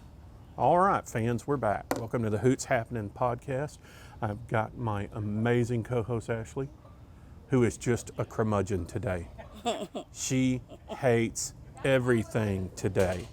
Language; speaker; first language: English; native; English